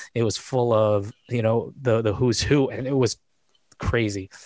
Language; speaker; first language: English; native; English